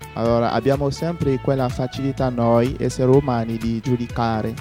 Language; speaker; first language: Italian; non-native, fluent; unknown